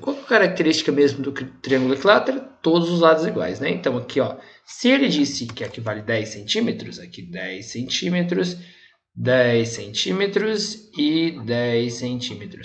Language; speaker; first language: Portuguese; native; Portuguese